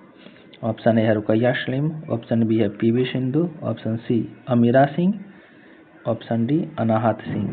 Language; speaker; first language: Hindi; native; Hindi